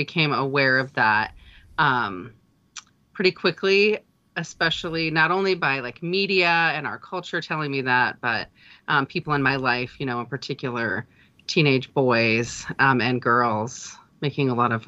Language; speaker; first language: English; native; English